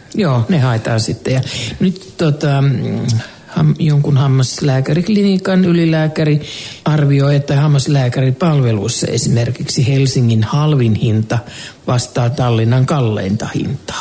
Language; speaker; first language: Finnish; native; Finnish